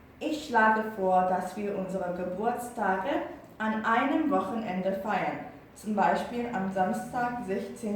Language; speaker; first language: German; non-native, fluent; Korean